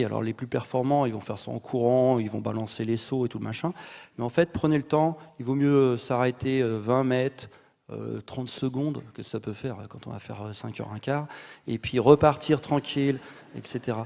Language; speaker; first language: French; native; French